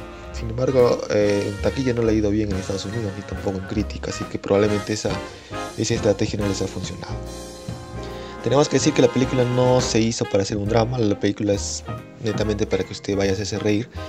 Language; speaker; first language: Spanish; native; Spanish